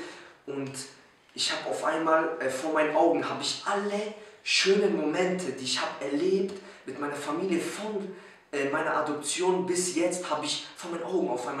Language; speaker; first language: German; early bilingual, other home language; Polish